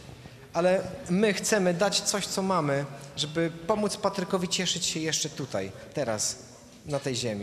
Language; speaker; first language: Polish; native; Polish